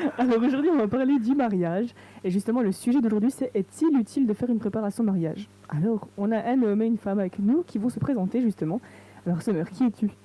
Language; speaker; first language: French; native; French